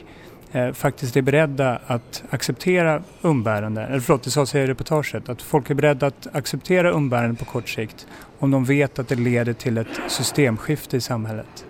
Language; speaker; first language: Swedish; native; Swedish